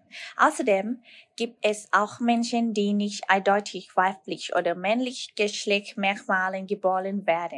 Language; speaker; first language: German; non-native, learner; Thai